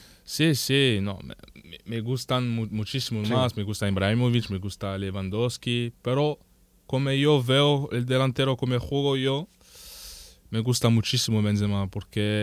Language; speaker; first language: Spanish; non-native, learner; French